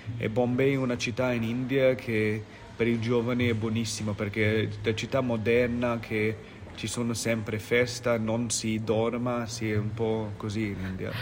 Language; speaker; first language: Italian; non-native, fluent; Hindi